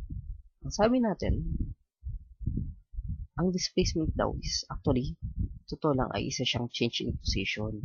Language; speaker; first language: Filipino; native; Filipino